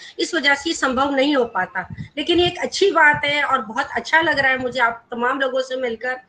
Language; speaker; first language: Urdu; non-native, local second language; Gujarati